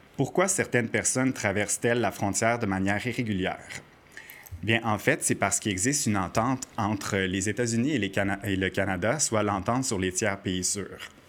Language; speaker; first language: French; native; French